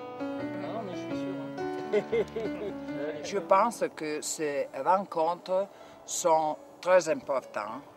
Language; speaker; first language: French; non-native, learner; Italian